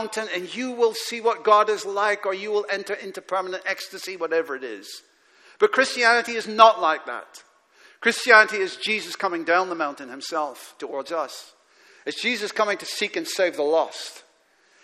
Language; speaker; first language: English; native; English